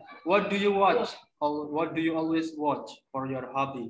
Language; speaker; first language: English; non-native, learner; Indonesian